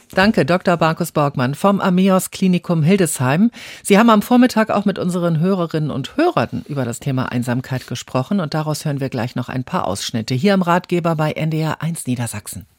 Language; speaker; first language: German; native; German